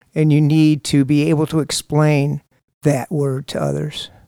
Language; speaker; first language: English; native; English